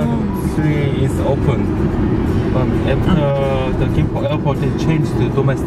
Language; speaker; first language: English; non-native, learner; Korean